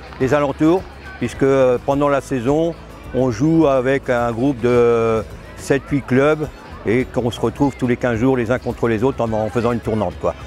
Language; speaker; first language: French; native; French